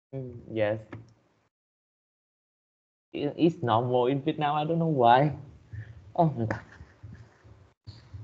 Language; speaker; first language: English; non-native, learner; Vietnamese